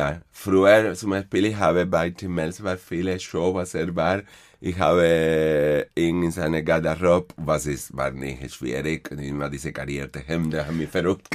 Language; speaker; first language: German; non-native, fluent; Spanish